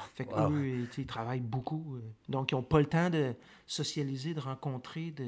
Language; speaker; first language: French; native; French